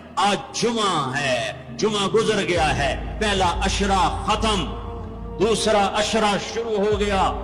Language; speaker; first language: Urdu; non-native, local second language; Punjabi